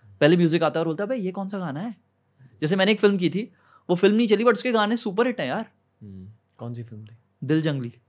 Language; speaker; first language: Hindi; native; Hindi